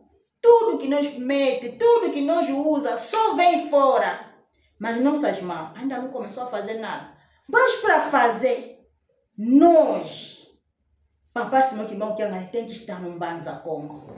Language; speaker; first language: Portuguese; non-native, fluent; Lingala